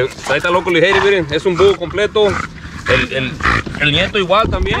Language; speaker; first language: Spanish; early bilingual, heritage; Spanish